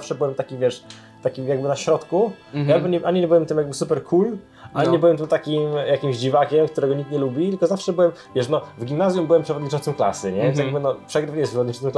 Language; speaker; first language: Polish; native; Polish